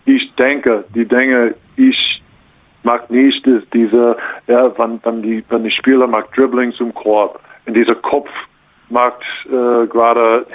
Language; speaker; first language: German; non-native, learner; English